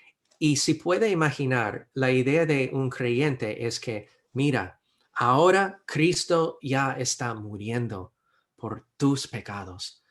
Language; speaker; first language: Spanish; non-native, fluent; English